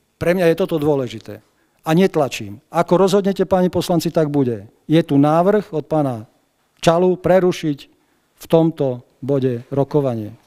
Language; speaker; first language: Slovak; non-native, local second language; Hungarian